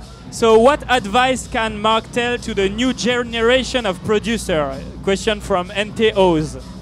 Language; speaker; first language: English; non-native, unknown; French